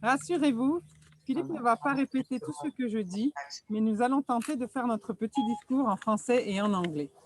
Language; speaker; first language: French; native; French